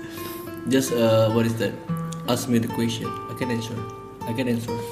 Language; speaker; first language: English; non-native, learner; Indonesian